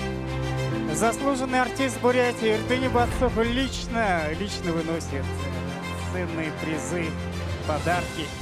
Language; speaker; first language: Russian; native; Russian